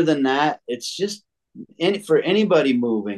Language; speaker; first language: English; native; English